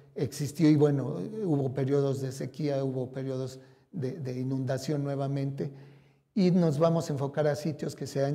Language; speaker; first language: Spanish; native; Spanish